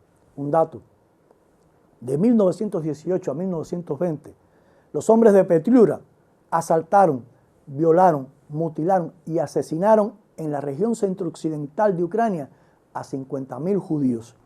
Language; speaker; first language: Spanish; native; Spanish